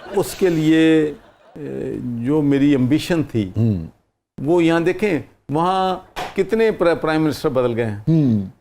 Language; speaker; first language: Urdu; non-native, local second language; Punjabi